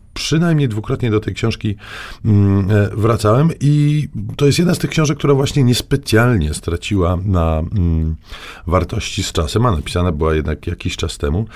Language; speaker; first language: Polish; native; Polish